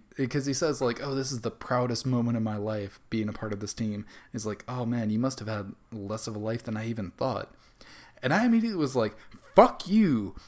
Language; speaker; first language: English; native; English